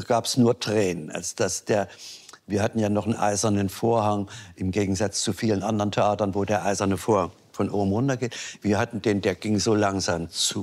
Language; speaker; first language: German; native; German